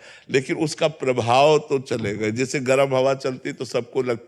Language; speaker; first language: Hindi; native; Hindi